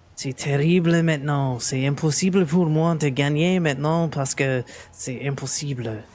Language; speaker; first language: French; non-native, learner; English